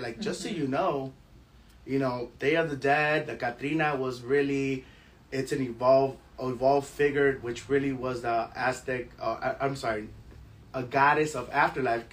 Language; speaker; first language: English; early bilingual, other home language; Spanish